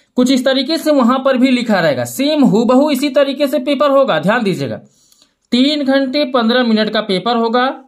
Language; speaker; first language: Hindi; native; Hindi